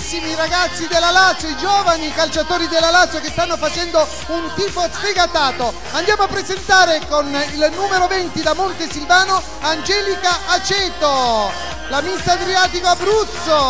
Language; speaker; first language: Italian; native; Italian